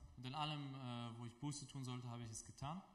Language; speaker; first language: German; non-native, fluent; Russian